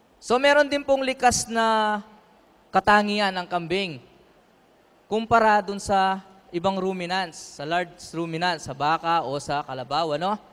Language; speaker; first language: Filipino; native; Filipino